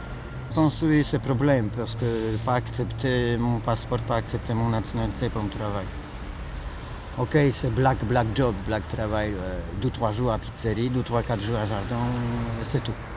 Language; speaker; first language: French; non-native, learner; Polish